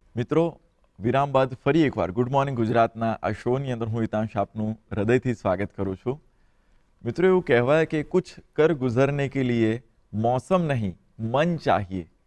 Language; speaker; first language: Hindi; non-native, local second language; Gujarati